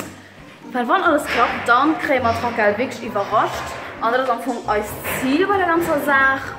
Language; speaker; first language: German; non-native, learner; Luxembourgish